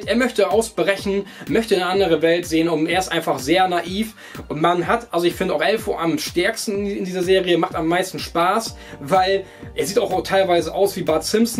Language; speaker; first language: German; native; German